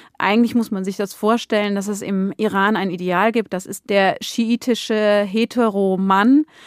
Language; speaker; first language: German; native; German